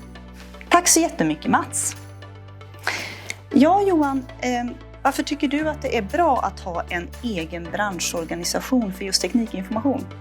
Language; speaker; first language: Swedish; native; Swedish